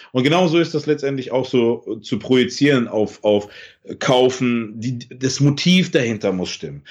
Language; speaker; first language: German; early bilingual, other home language; Russian